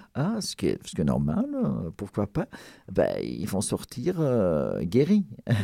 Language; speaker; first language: French; non-native, fluent; Dutch